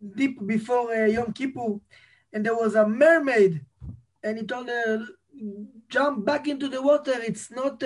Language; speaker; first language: English; non-native, fluent; Hebrew